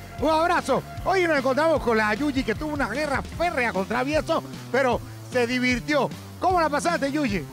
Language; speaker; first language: Spanish; native; Spanish